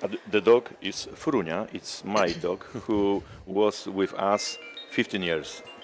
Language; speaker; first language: English; non-native, learner; Polish